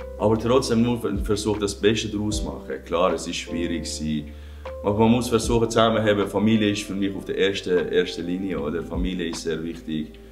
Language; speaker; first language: German; non-native, fluent; Persian